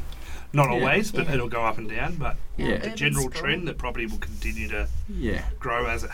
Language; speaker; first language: English; native; English